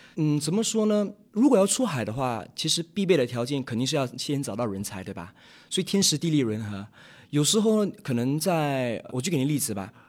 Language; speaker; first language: Chinese; native; Chinese